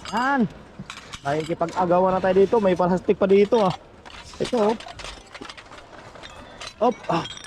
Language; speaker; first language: Filipino; non-native, local second language; Cebuano